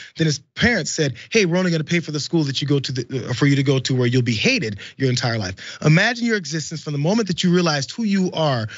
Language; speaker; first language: English; native; English